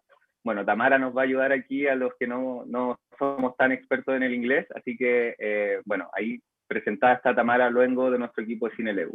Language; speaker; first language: Spanish; native; Spanish